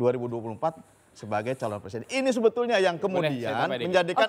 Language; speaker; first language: Indonesian; native; Indonesian